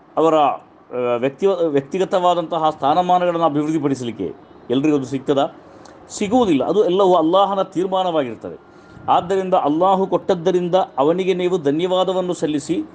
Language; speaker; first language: Kannada; non-native, local second language; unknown